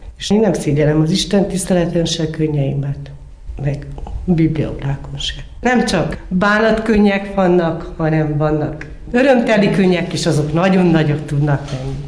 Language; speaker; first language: Hungarian; native; Hungarian